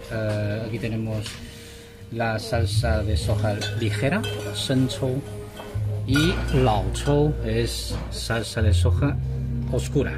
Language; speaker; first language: Spanish; non-native, fluent; Chinese